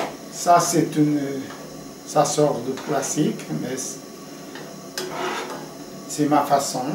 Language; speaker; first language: French; non-native, fluent; Portuguese